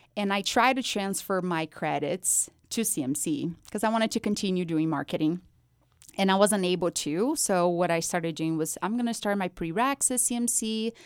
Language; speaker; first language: English; non-native, fluent; Portuguese